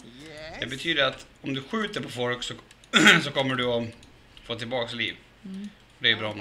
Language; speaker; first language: Swedish; native; Swedish